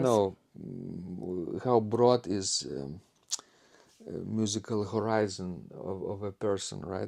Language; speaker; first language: English; non-native, fluent; Lithuanian